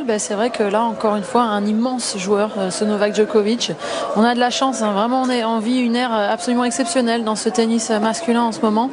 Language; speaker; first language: French; native; French